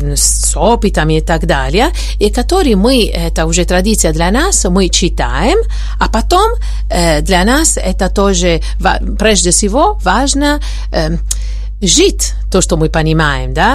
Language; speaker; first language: Russian; non-native, fluent; Italian